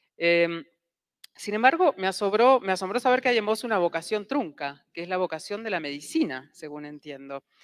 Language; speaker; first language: Spanish; native; Spanish